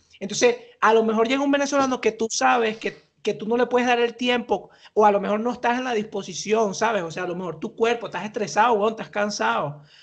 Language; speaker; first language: Spanish; native; Spanish